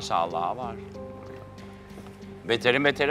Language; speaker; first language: Turkish; native; Turkish